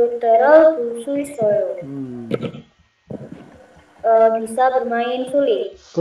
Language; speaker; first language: Korean; non-native, learner; Indonesian